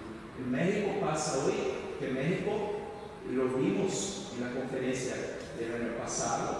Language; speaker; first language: Spanish; non-native, fluent; Portuguese